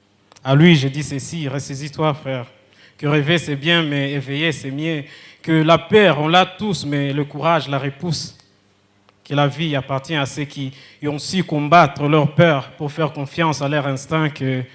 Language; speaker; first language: French; non-native, local second language; Kinyarwanda